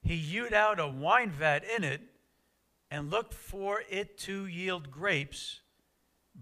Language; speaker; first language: English; native; English